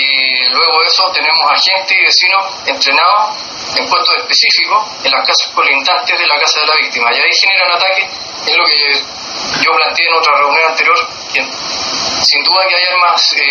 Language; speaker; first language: Spanish; native; Spanish